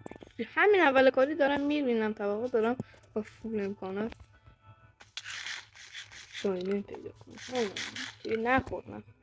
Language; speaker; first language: Persian; native; Persian